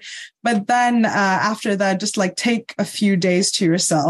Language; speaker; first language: English; non-native, fluent; Morisyen